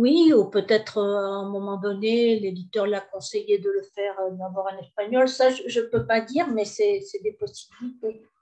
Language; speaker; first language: French; early bilingual, heritage; French